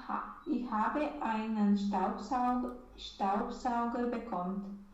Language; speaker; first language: German; non-native, learner; Romanian